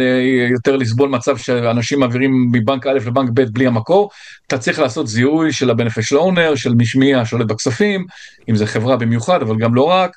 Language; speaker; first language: Hebrew; native; Hebrew